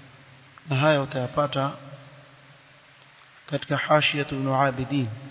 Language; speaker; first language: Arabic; non-native, fluent; Swahili